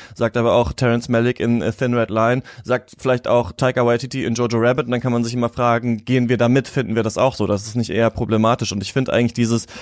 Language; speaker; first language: German; native; German